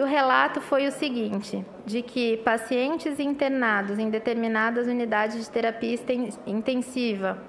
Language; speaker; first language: Portuguese; native; Portuguese